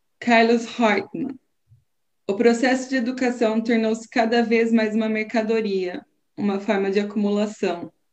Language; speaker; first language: Portuguese; native; Portuguese